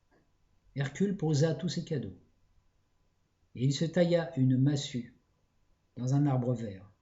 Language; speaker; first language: French; native; French